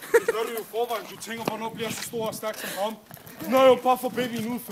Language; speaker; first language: Danish; early bilingual, other home language; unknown